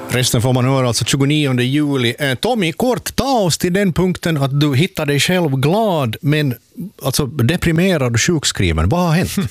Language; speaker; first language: Swedish; native; Swedish